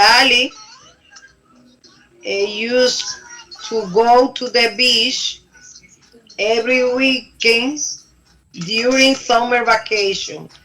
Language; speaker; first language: English; non-native, learner; Spanish